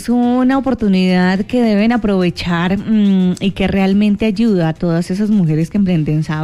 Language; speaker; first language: Spanish; native; Spanish